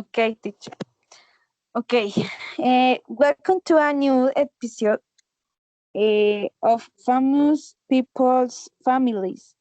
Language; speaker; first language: English; non-native, learner; Spanish